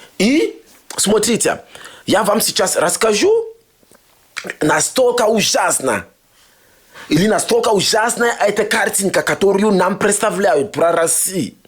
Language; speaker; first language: Russian; non-native, fluent; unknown